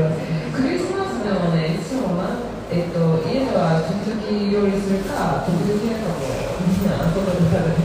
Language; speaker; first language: Japanese; early bilingual, heritage; Japanese